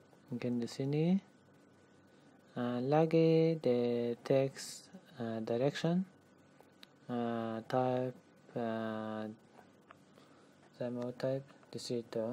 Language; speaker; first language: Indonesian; non-native, learner; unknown